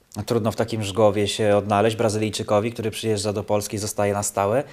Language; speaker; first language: Polish; native; Polish